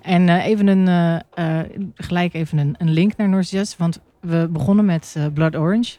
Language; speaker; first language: Dutch; early bilingual, heritage; Dutch